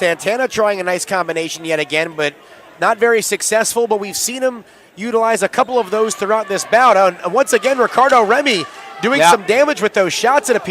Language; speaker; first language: English; native; English